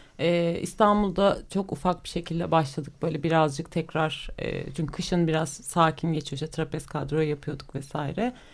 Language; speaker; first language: Turkish; native; Turkish